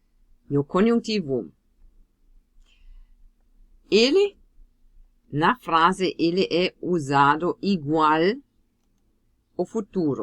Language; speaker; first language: Portuguese; non-native, fluent; German